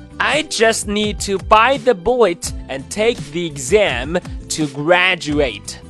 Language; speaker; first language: English; non-native, fluent; Chinese